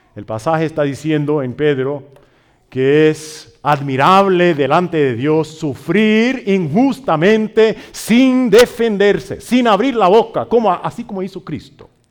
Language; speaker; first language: Spanish; non-native, fluent; English